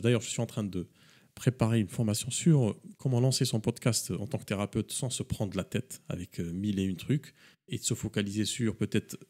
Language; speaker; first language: French; native; French